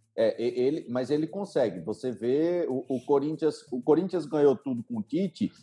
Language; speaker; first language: Portuguese; native; Portuguese